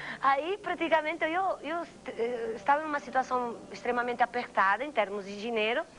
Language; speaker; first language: Portuguese; non-native, fluent; Italian